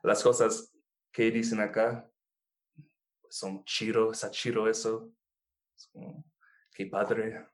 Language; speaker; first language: Spanish; non-native, fluent; English